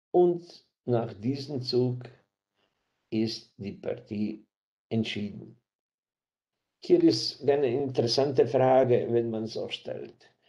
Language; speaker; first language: German; non-native, fluent; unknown